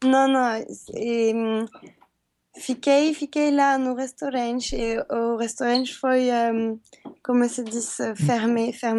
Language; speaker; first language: Portuguese; non-native, learner; French